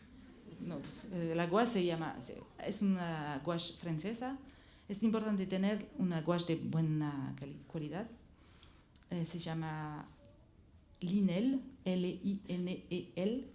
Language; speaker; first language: Spanish; non-native, learner; French